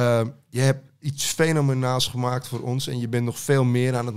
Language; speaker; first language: Dutch; native; Dutch